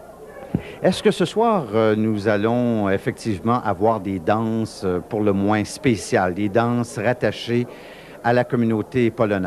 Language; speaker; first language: French; native; French